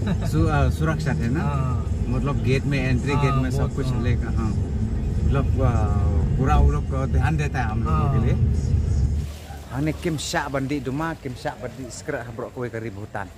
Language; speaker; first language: Hindi; non-native, local second language; Khasi